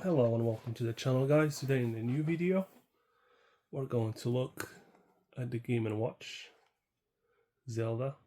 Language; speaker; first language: English; non-native, fluent; Arabic